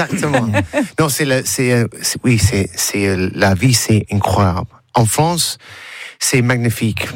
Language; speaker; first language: French; non-native, learner; English